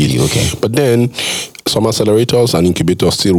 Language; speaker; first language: English; non-native, local second language; Yoruba